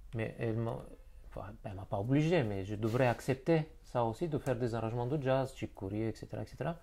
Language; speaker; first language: French; non-native, fluent; Bulgarian